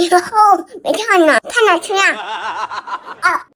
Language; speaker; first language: Chinese; native; Chinese